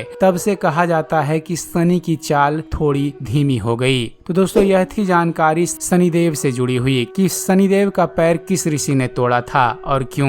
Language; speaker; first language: Hindi; native; Hindi